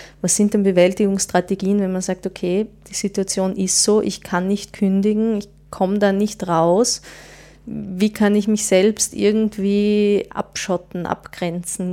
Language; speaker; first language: German; native; German